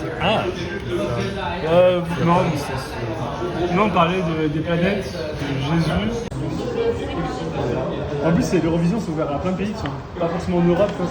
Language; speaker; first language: French; native; French